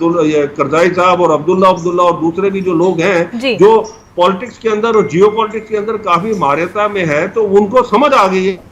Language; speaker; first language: Hindi; native; Hindi